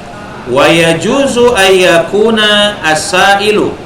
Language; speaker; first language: Arabic; non-native, fluent; Indonesian